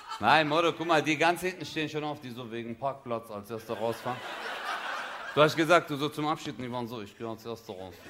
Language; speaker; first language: German; early bilingual, other home language; Turkish